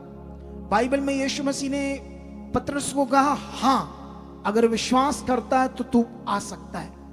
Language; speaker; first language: Hindi; native; Hindi